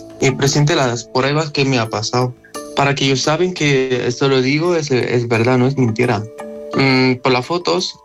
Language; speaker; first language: Spanish; non-native, learner; Arabic